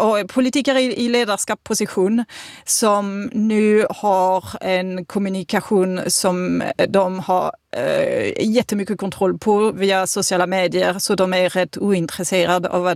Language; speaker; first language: Swedish; non-native, fluent; French